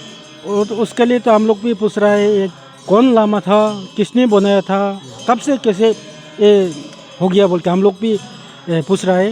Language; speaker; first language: Hindi; non-native, learner; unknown